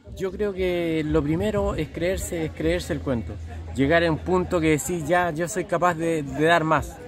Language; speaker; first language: Spanish; native; Spanish